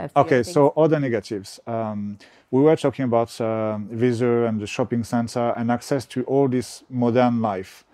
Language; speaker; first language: English; non-native, fluent; French